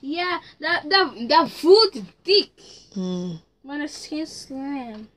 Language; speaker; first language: Dutch; early bilingual, other home language; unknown